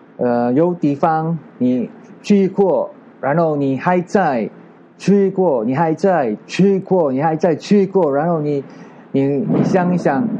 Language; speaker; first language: Chinese; non-native, learner; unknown